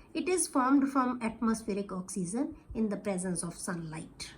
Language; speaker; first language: English; non-native, local second language; Punjabi